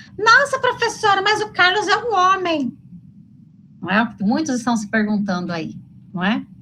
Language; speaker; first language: Portuguese; native; Portuguese